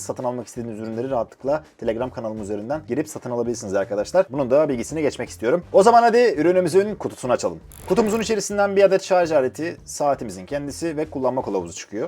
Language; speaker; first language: Turkish; native; Turkish